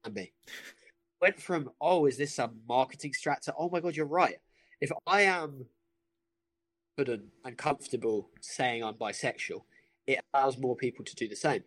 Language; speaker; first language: English; native; English